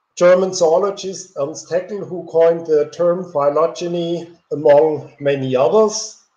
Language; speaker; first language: English; non-native, fluent; German